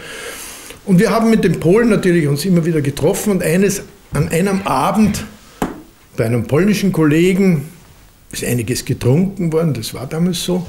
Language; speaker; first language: German; native; German